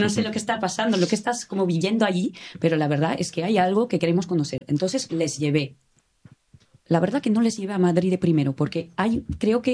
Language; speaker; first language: Spanish; non-native, fluent; French